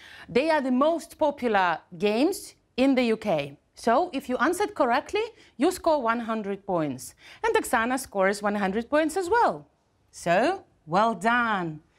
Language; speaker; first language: English; non-native, fluent; Ukrainian